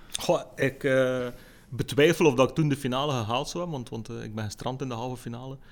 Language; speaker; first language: Dutch; native; Dutch